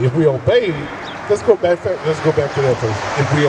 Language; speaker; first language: English; native; English